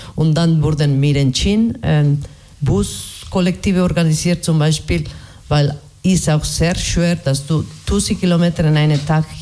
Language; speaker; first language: German; non-native, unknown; Basque